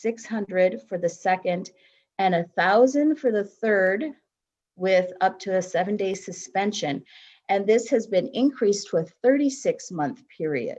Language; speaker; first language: English; native; English